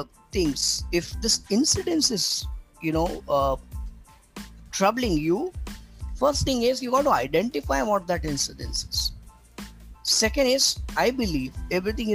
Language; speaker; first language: English; non-native, local second language; Hindi